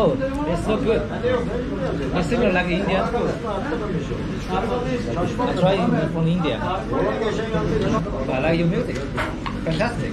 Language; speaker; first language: English; non-native, learner; Chinese